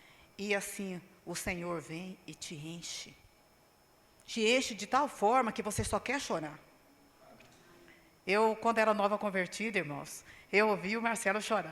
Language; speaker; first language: Portuguese; native; Portuguese